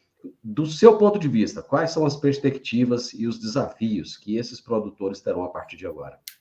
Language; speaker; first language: Portuguese; native; Portuguese